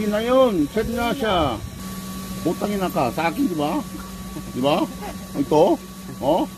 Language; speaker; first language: Filipino; non-native, fluent; Korean